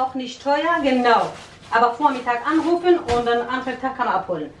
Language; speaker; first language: German; non-native, learner; Kurdish